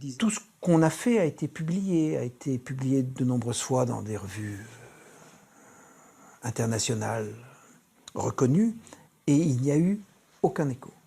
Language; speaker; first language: French; native; French